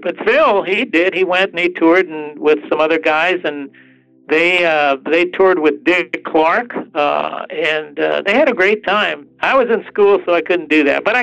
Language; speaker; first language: English; early bilingual, other home language; Spanish